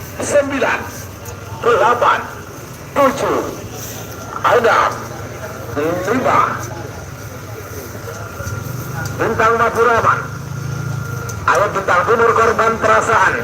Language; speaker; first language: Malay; non-native, local second language; Madurese